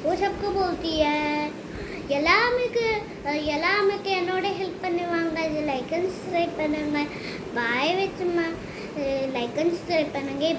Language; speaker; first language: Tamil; non-native, local second language; Hindi